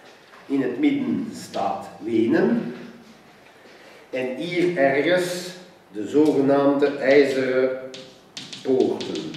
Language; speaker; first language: Dutch; non-native, local second language; French